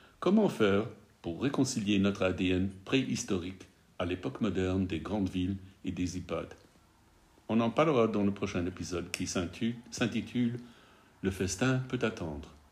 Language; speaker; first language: French; non-native, fluent; English